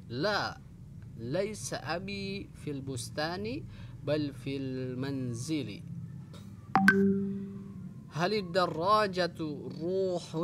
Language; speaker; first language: Arabic; non-native, fluent; Indonesian